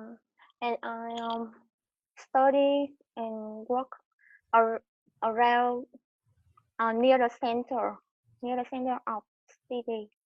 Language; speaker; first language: English; non-native, learner; Vietnamese